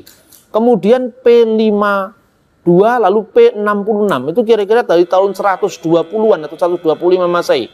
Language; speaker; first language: Indonesian; native; Indonesian